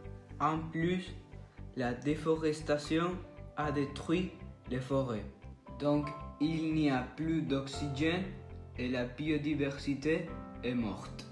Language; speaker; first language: French; non-native, learner; Spanish